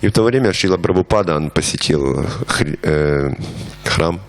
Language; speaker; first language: Russian; native; Russian